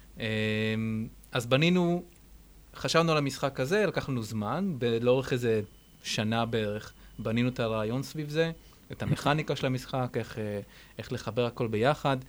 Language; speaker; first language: Hebrew; native; Hebrew